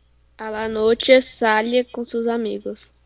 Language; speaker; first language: Spanish; non-native, learner; Portuguese